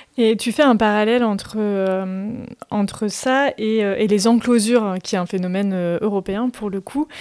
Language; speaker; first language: French; native; French